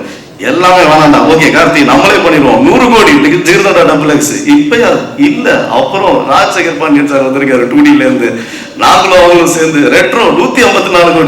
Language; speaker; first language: Tamil; native; Tamil